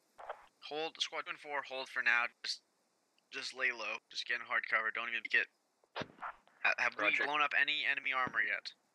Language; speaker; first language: English; native; English